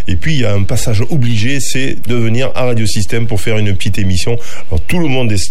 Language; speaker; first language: French; native; French